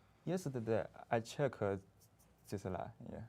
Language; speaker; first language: English; non-native, learner; Chinese